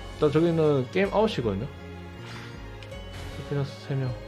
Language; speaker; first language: Korean; native; Korean